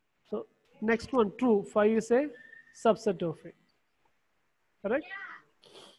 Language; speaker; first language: English; non-native, local second language; Malayalam